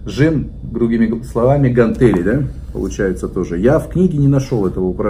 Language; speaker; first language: Russian; native; Russian